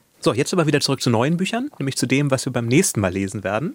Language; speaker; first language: German; native; German